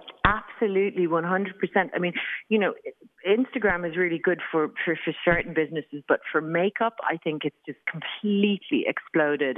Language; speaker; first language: English; native; English